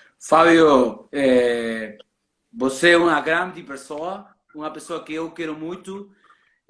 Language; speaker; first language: Portuguese; non-native, learner; Spanish